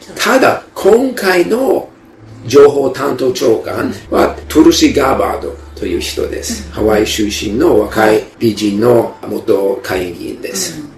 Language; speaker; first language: Japanese; non-native, fluent; Chinese